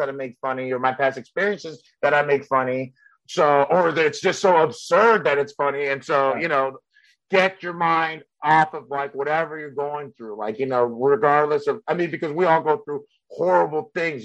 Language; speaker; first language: English; early bilingual, other home language; Spanish